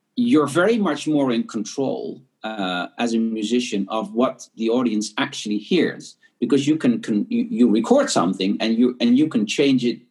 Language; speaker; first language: English; non-native, fluent; Dutch